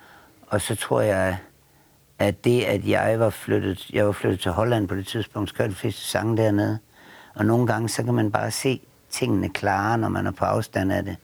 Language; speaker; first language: Danish; native; Danish